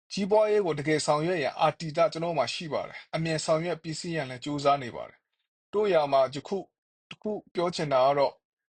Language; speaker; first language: Burmese; non-native, local second language; Kachin